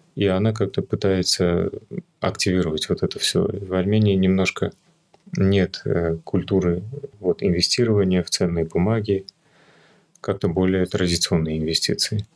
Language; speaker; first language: Russian; early bilingual, other home language; Armenian